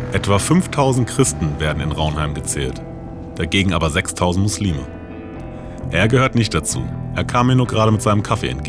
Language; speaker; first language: German; native; German